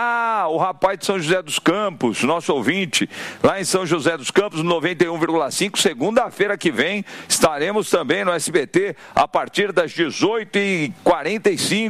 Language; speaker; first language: Portuguese; native; Portuguese